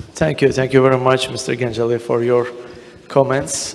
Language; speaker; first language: English; non-native, fluent; Azerbaijani